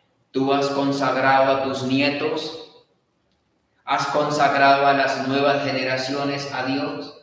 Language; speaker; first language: Spanish; native; Spanish